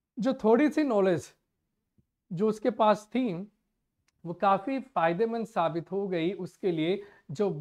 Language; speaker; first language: Hindi; non-native, local second language; Punjabi